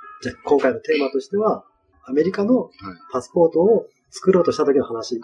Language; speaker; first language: Japanese; native; Japanese